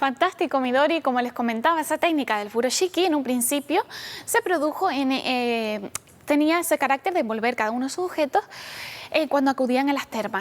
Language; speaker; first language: Spanish; native; Spanish